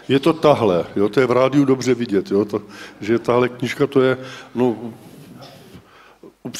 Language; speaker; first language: Czech; native; Czech